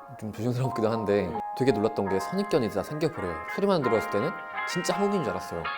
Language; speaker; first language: Korean; native; Korean